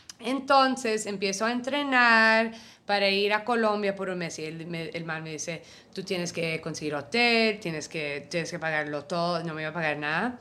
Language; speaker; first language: Spanish; early bilingual, heritage; Spanish